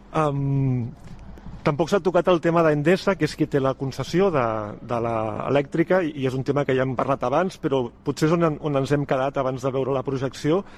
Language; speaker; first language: Catalan; native; Catalan